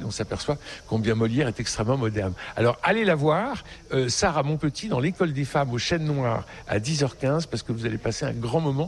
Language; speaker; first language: French; native; French